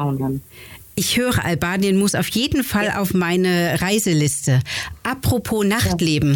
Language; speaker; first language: German; native; German